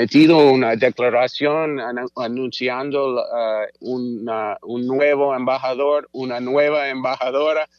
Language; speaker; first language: Spanish; non-native, fluent; English